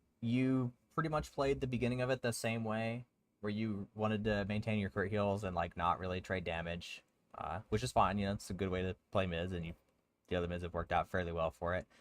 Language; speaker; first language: English; native; English